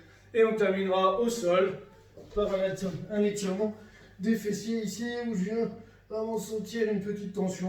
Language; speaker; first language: French; native; French